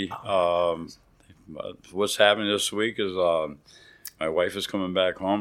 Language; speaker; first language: English; native; English